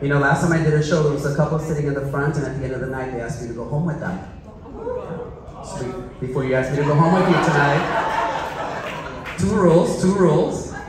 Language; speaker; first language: English; early bilingual, other home language; Spanish